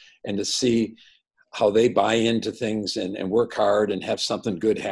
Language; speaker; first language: English; native; English